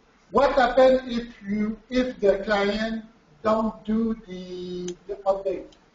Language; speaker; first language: English; non-native, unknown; French